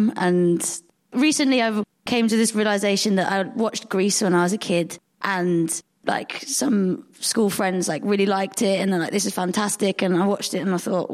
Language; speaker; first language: English; native; English